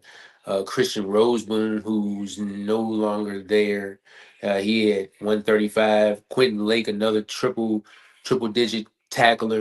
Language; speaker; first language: English; native; English